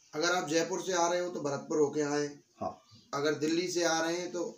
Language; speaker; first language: Hindi; native; Hindi